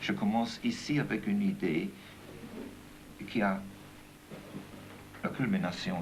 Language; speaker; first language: French; non-native, fluent; German